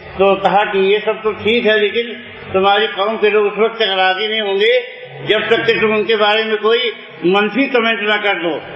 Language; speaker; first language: Urdu; native; Urdu